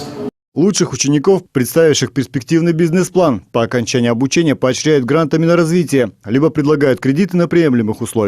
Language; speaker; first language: Russian; native; Russian